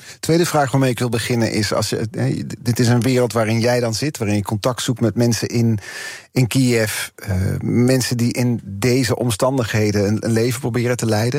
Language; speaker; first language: Dutch; native; Dutch